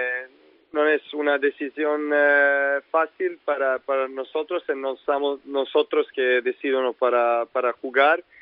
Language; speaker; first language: Italian; non-native, learner; Serbian